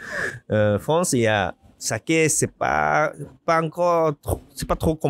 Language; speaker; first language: French; non-native, learner; Japanese